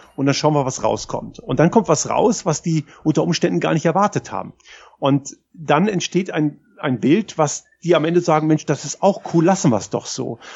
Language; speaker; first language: German; native; German